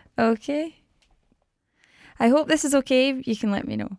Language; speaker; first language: English; native; English